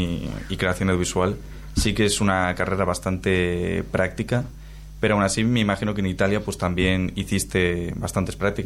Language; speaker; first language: Spanish; native; Spanish